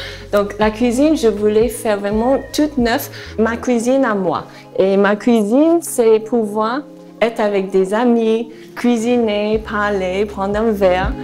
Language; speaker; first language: French; non-native, fluent; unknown